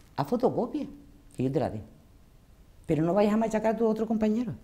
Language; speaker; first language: Spanish; native; Spanish